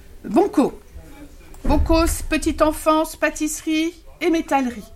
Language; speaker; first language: French; native; French